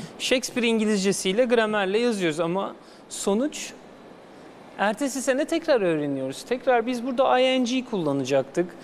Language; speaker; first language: Turkish; native; Turkish